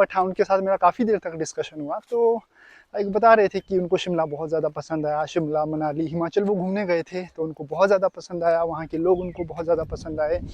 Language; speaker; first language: Hindi; native; Hindi